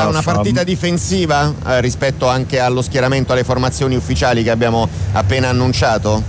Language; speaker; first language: Italian; native; Italian